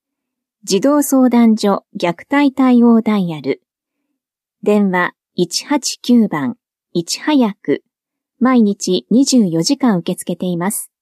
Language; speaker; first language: Japanese; native; Japanese